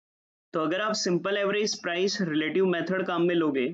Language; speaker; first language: Hindi; native; Hindi